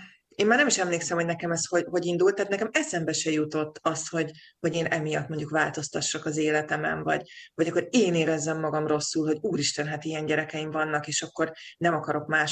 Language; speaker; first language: Hungarian; native; Hungarian